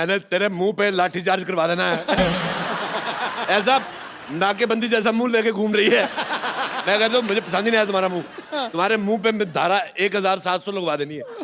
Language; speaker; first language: Hindi; native; Hindi